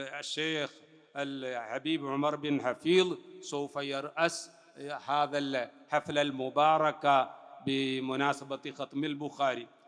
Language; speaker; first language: Arabic; non-native, fluent; Malayalam